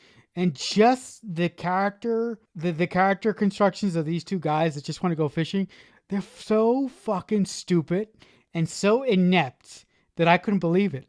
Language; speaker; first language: English; native; English